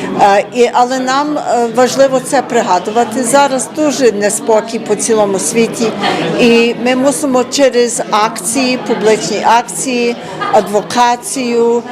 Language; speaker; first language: Ukrainian; early bilingual, heritage; Ukrainian